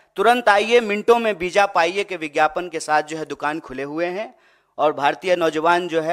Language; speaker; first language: Hindi; native; Hindi